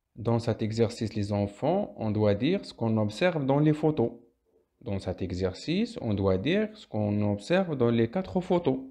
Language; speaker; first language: French; non-native, local second language; Arabic